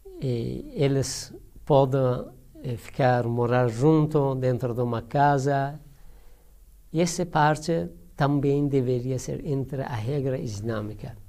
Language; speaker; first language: Portuguese; non-native, learner; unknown